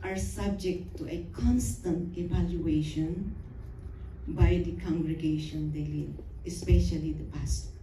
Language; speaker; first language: English; non-native, local second language; Filipino